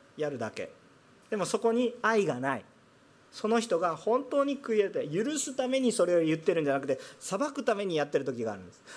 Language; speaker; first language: Japanese; non-native, fluent; Korean